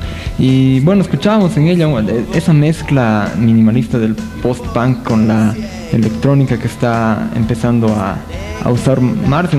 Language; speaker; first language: Spanish; native; Spanish